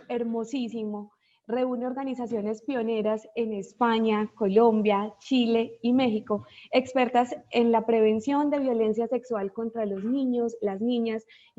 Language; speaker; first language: Spanish; native; Spanish